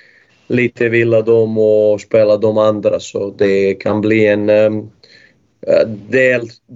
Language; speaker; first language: Swedish; non-native, fluent; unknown